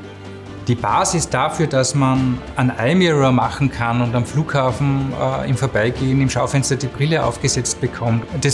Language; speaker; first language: German; native; German